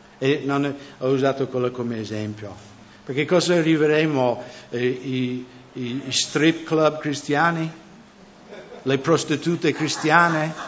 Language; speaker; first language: Italian; non-native, fluent; English